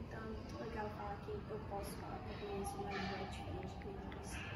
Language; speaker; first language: Portuguese; early bilingual, heritage; Portuguese